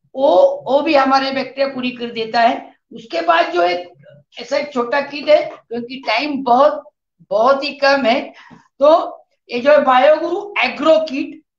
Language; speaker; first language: Hindi; non-native, local second language; Marathi